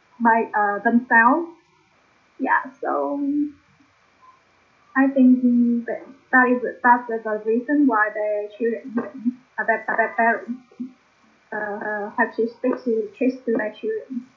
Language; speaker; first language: English; non-native, learner; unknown